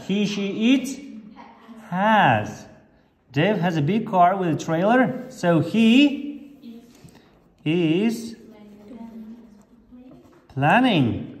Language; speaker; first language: English; non-native, fluent; Kazakh